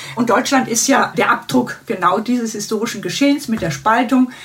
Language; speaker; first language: German; native; German